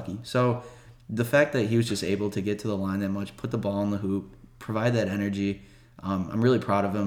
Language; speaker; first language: English; native; English